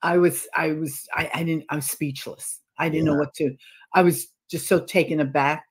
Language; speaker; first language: English; native; English